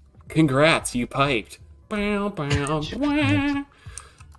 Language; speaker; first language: English; native; English